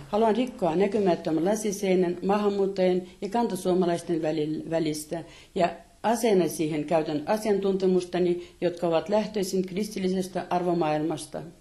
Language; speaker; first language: Finnish; non-native, fluent; Russian